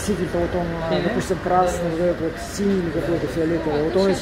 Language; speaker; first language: Russian; native; Russian